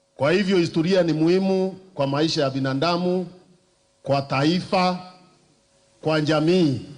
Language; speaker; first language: Swahili; non-native, local second language; Meru